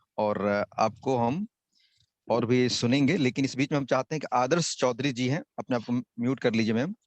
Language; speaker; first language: Hindi; native; Hindi